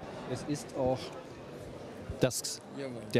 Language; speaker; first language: German; native; German